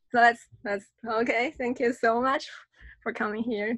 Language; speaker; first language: English; non-native, fluent; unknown